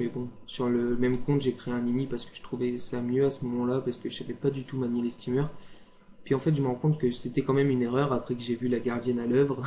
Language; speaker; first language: French; native; French